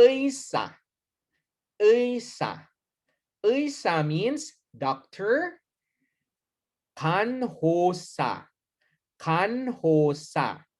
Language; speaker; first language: Korean; non-native, learner; Hiligaynon